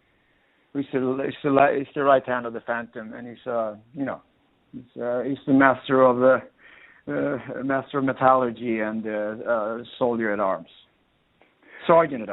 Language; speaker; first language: English; non-native, fluent; Swedish